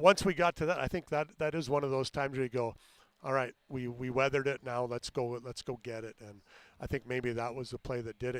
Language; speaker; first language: English; native; English